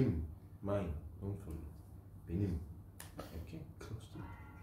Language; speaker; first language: English; non-native, fluent; Turkish